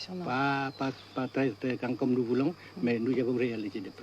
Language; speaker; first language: French; non-native, local second language; Vietnamese